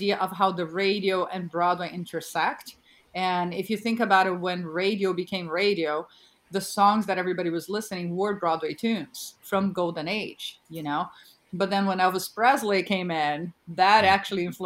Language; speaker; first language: English; non-native, fluent; Portuguese